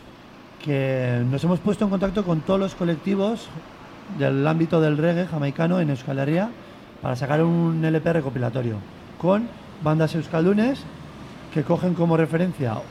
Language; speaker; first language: Spanish; native; Spanish